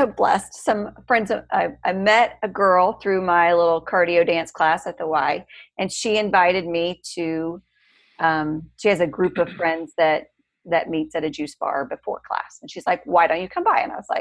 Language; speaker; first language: English; native; English